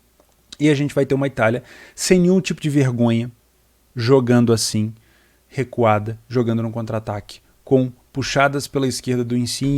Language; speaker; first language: Portuguese; native; Portuguese